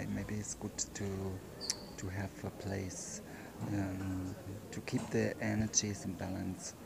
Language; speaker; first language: English; non-native, fluent; German